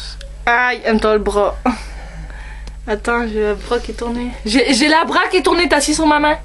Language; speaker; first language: French; native; French